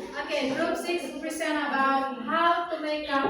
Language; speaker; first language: English; non-native, learner; Indonesian